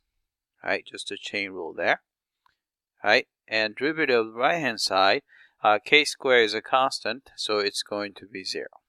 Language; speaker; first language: English; non-native, fluent; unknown